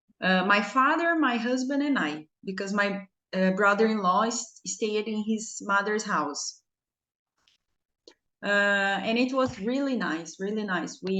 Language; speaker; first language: English; non-native, fluent; Portuguese